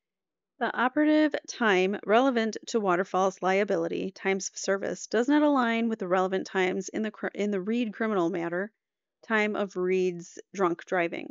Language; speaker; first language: English; native; English